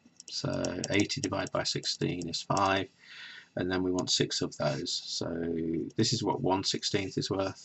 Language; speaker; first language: English; native; English